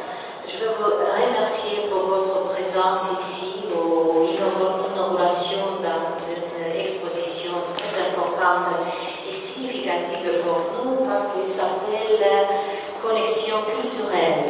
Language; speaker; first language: French; non-native, learner; Romanian